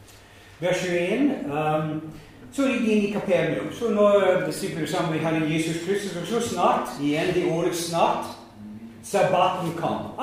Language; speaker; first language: Norwegian; non-native, fluent; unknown